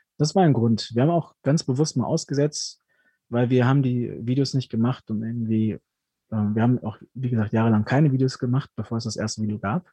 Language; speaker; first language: German; early bilingual, other home language; Spanish